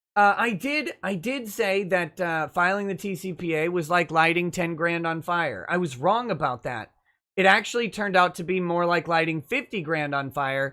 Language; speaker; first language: English; native; English